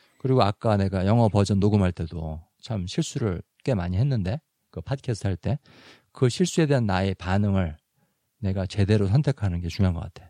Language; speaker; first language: Korean; native; Korean